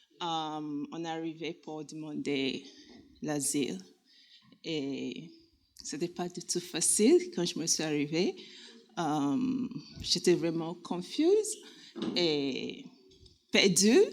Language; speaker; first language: French; non-native, learner; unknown